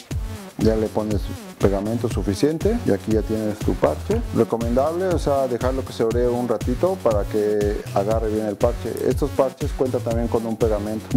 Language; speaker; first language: Spanish; native; Spanish